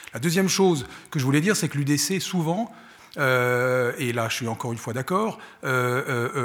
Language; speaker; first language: French; native; French